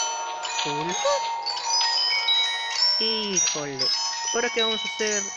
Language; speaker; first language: Spanish; native; Spanish